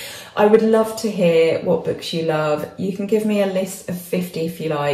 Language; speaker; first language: English; native; English